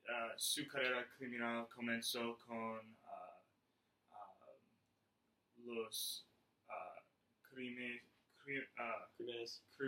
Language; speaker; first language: Spanish; non-native, learner; English